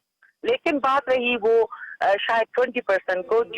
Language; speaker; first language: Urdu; non-native, fluent; Persian